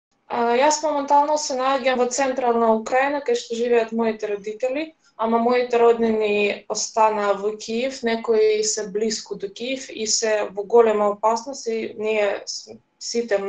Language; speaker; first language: Macedonian; early bilingual, heritage; Macedonian